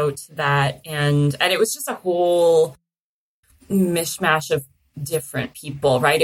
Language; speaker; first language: English; native; English